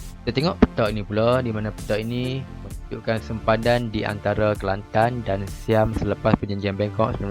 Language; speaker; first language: Malay; native; Malay